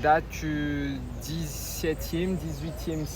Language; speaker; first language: French; non-native, fluent; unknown